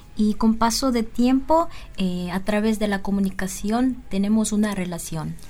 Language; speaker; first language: Spanish; non-native, fluent; Korean